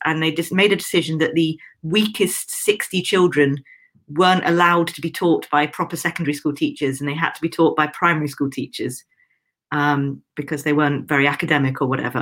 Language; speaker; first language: English; native; English